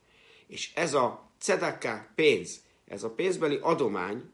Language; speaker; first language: Hungarian; native; Hungarian